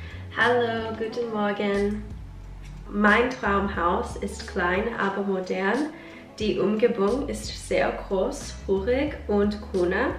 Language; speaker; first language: German; non-native, learner; English